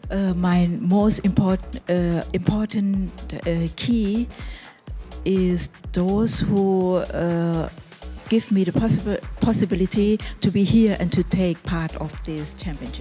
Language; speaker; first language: English; non-native, learner; Thai